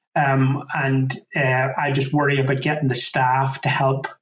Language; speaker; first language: English; native; English